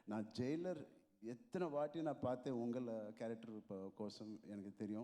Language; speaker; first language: Tamil; non-native, local second language; Telugu